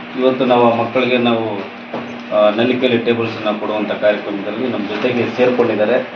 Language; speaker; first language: Kannada; native; Kannada